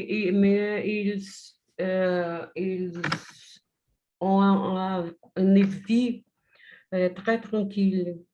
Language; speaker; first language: French; non-native, learner; Portuguese